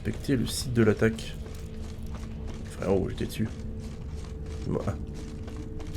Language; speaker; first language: French; native; French